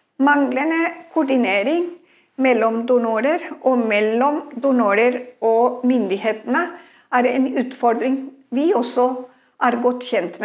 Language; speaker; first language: Norwegian; non-native, fluent; Spanish